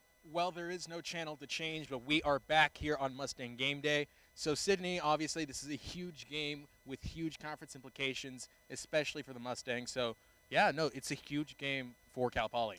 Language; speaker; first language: English; early bilingual, other home language; Spanish